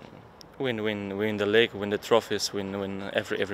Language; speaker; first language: English; non-native, learner; Polish